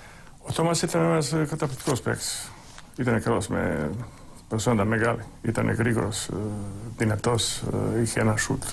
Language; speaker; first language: Greek; non-native, fluent; Croatian